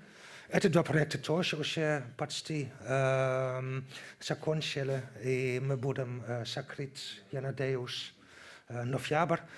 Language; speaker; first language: Russian; non-native, learner; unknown